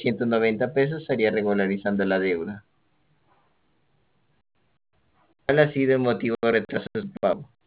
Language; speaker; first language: Spanish; native; Spanish